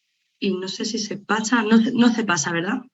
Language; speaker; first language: Spanish; native; Spanish